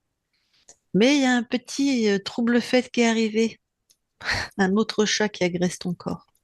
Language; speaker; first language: French; native; French